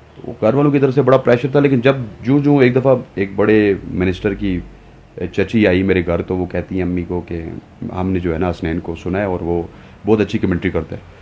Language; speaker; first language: Urdu; non-native, local second language; Punjabi